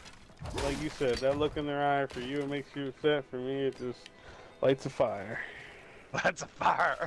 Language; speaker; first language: English; native; English